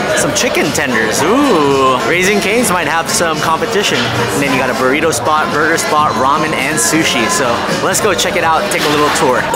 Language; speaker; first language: English; native; English